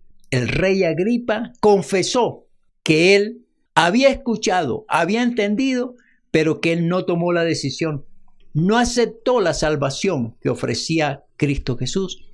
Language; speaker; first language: Spanish; native; Spanish